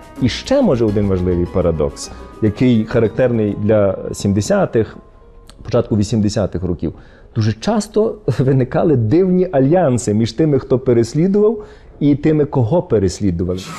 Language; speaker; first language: Ukrainian; native; Ukrainian